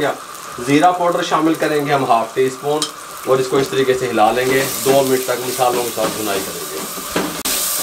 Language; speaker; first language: Hindi; non-native, local second language; Punjabi